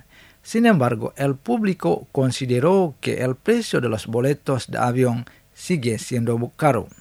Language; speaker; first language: Spanish; non-native, fluent; Indonesian